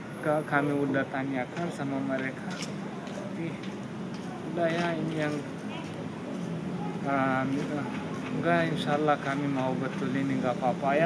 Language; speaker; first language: Indonesian; non-native, learner; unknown